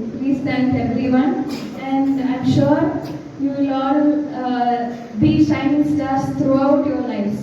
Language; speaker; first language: English; non-native, local second language; Telugu